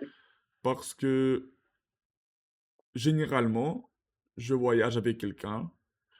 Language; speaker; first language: French; non-native, learner; Russian